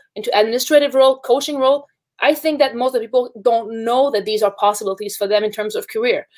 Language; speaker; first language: English; native; English